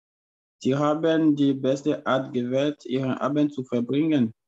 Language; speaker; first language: German; non-native, fluent; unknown